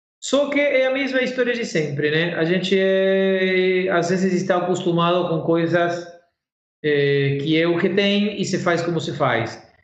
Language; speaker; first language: Portuguese; non-native, fluent; Spanish